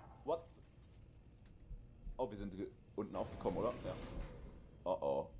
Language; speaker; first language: German; native; German